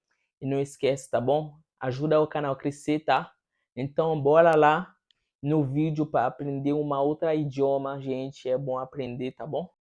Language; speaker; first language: Portuguese; non-native, fluent; Haitian Creole